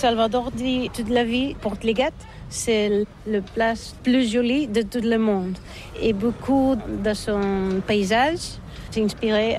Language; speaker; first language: French; non-native, fluent; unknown